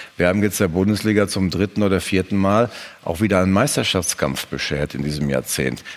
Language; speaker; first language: German; native; German